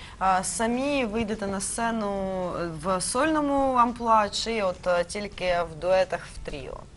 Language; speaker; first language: Ukrainian; native; Ukrainian